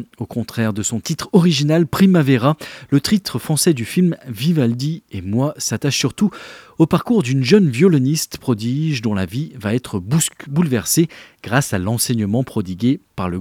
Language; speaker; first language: French; native; French